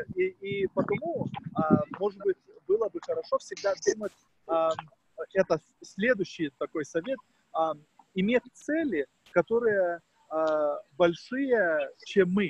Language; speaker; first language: Russian; non-native, fluent; Lithuanian